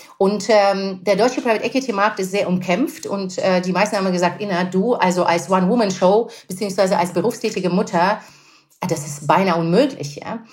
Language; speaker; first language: German; non-native, fluent; Russian